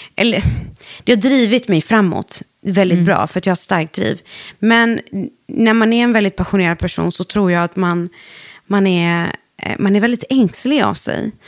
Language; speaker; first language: Swedish; early bilingual, other home language; Arabic